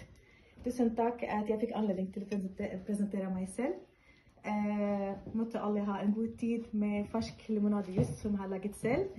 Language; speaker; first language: Norwegian; non-native, fluent; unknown